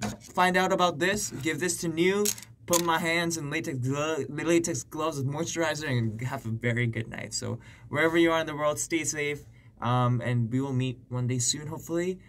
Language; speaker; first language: English; early bilingual, other home language; Korean